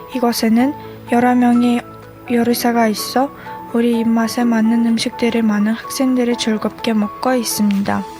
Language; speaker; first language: Korean; non-native, fluent; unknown